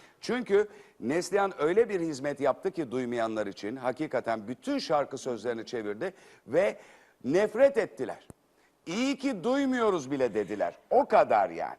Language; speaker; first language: Turkish; native; Turkish